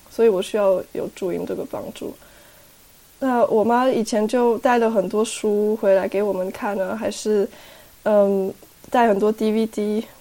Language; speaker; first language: Chinese; early bilingual, heritage; Chinese